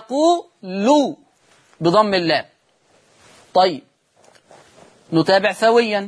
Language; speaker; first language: Arabic; native; Arabic